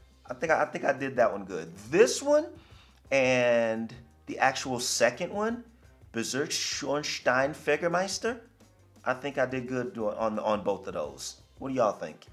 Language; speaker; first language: English; native; English